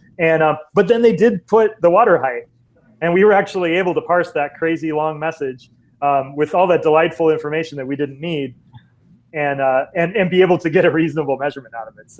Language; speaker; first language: English; native; English